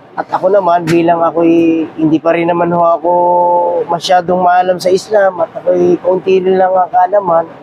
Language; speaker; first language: Filipino; native; Filipino